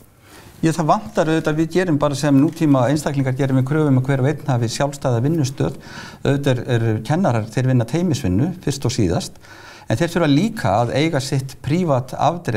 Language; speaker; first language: Icelandic; native; Icelandic